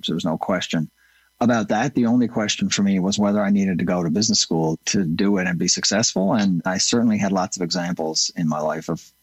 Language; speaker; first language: English; native; English